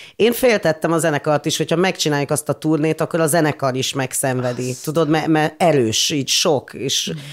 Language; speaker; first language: Hungarian; non-native, fluent; English